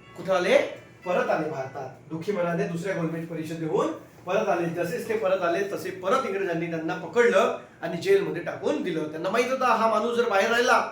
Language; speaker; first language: Marathi; non-native, local second language; Hindi